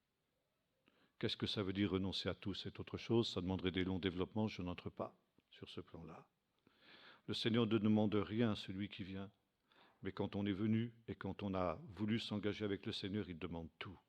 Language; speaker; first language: French; native; French